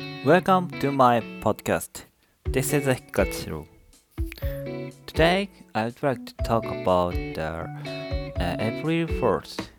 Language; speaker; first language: English; non-native, learner; Japanese